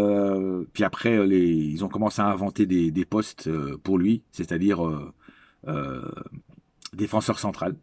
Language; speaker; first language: French; native; French